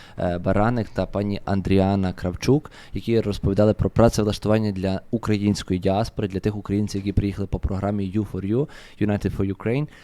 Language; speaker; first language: Ukrainian; native; Ukrainian